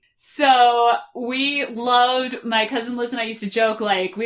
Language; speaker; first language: English; native; English